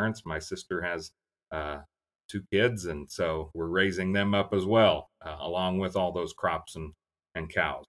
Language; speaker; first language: English; native; English